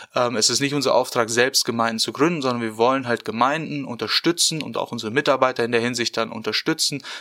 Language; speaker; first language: German; native; German